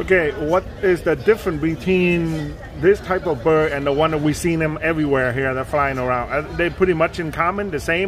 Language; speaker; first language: English; non-native, fluent; Vietnamese